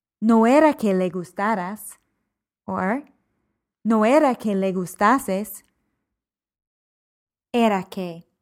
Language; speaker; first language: Spanish; non-native, fluent; English